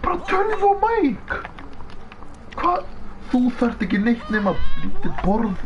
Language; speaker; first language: Icelandic; early bilingual, heritage; Icelandic